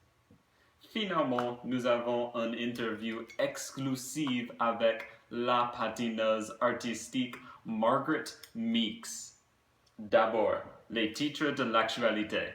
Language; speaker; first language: French; non-native, learner; English